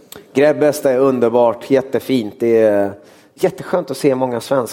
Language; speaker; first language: Swedish; early bilingual, other home language; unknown